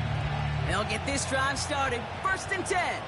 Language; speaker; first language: English; native; English